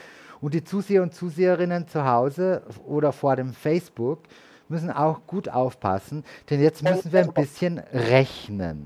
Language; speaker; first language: German; native; German